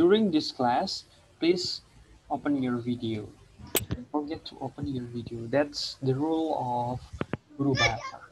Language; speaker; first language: English; non-native, learner; Indonesian